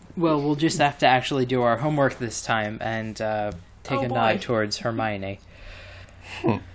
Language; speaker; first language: English; native; English